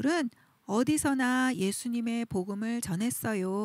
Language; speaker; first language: Korean; native; Korean